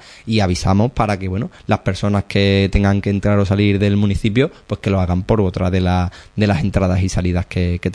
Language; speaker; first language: Spanish; native; Spanish